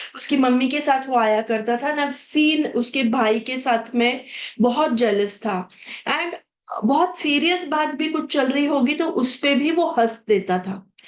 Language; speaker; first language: Hindi; non-native, local second language; Marathi